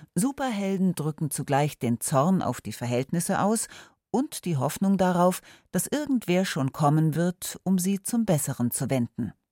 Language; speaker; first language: German; native; German